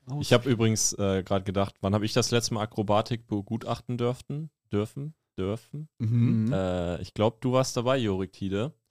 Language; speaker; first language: German; native; German